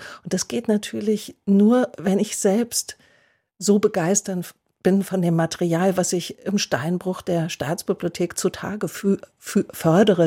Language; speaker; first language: German; native; German